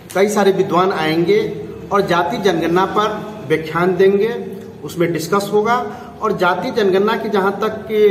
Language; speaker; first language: Hindi; native; Hindi